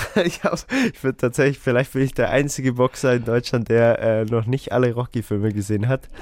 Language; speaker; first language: German; native; German